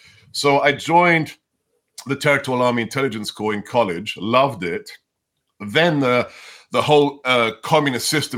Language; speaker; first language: English; non-native, local second language; Hungarian